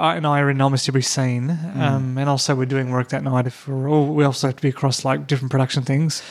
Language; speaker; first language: English; native; English